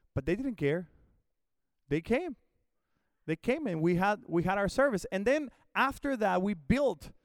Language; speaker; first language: English; non-native, fluent; Spanish